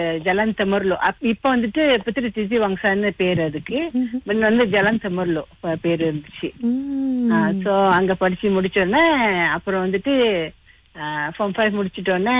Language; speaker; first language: Tamil; early bilingual, heritage; Tamil